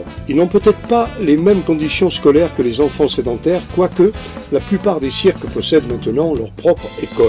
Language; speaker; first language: French; native; French